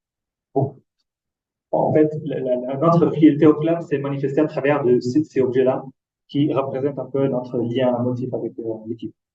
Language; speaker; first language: French; non-native, fluent; Italian